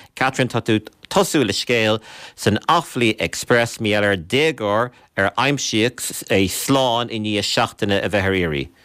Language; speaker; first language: Irish; native; Irish